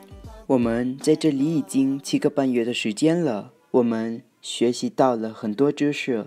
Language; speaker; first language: Chinese; non-native, learner; Thai